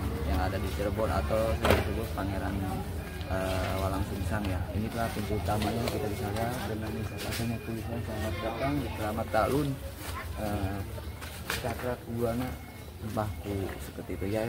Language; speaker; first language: Indonesian; native; Indonesian